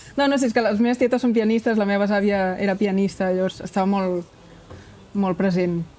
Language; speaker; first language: Catalan; native; Catalan